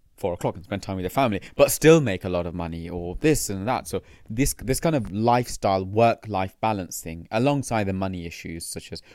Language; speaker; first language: English; native; English